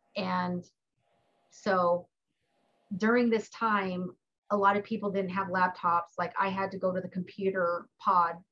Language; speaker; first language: English; native; English